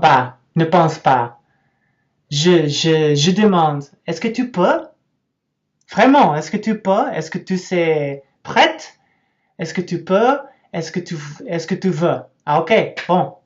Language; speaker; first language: French; non-native, learner; English